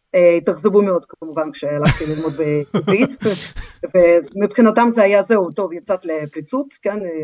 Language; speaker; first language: Hebrew; non-native, fluent; Russian